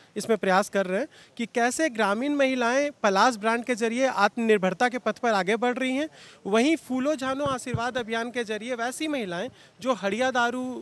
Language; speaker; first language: Hindi; native; Hindi